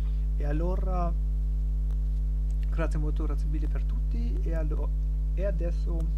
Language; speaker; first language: Italian; non-native, learner; German